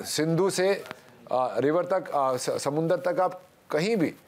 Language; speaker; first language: Hindi; native; Hindi